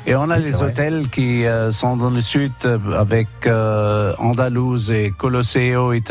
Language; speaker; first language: French; non-native, fluent; German